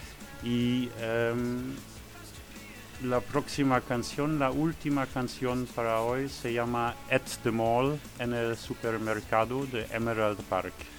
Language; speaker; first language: Spanish; non-native, learner; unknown